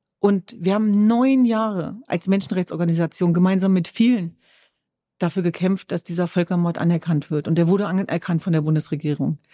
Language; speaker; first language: German; early bilingual, other home language; Kurdish